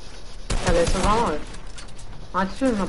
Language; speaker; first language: Bulgarian; native; Bulgarian